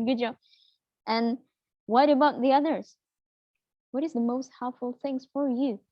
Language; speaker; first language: English; non-native, fluent; Indonesian